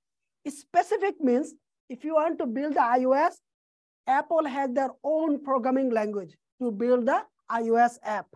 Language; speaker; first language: English; non-native, fluent; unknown